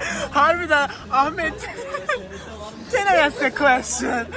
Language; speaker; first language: English; non-native, learner; Turkish